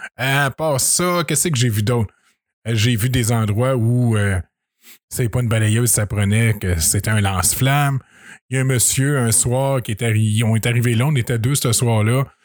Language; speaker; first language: French; native; French